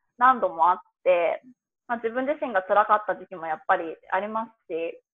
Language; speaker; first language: Japanese; native; Japanese